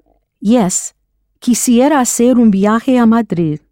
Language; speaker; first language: Spanish; non-native, fluent; English